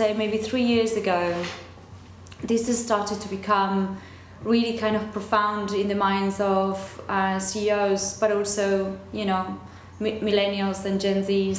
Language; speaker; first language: English; non-native, fluent; Spanish